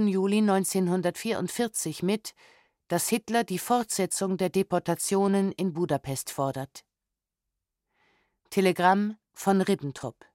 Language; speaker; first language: German; native; German